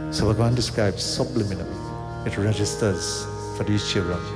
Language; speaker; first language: English; native; English